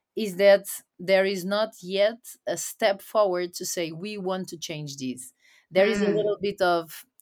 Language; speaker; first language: English; non-native, fluent; Portuguese